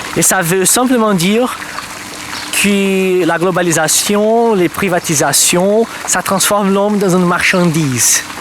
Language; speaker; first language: French; native; French